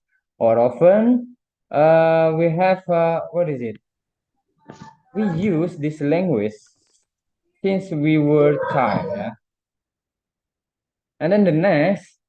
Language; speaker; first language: English; non-native, fluent; Indonesian